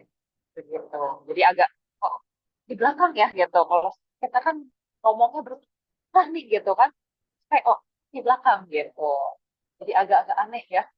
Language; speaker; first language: Indonesian; native; Indonesian